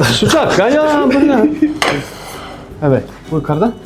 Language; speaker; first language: Turkish; non-native, learner; French